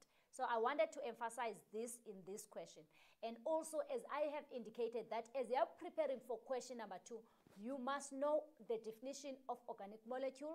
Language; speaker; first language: English; non-native, local second language; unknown